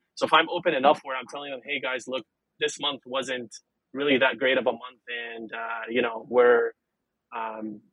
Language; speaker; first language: English; non-native, fluent; Arabic